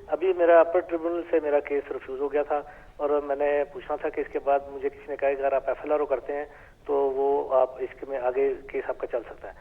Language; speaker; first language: Urdu; non-native, local second language; Punjabi